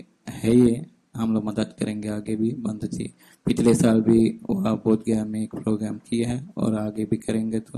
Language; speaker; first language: Hindi; non-native, fluent; Sinhala